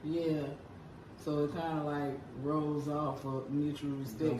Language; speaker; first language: English; native; English